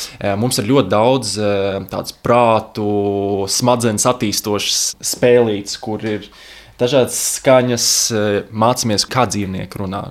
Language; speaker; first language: Latvian; non-native, local second language; Russian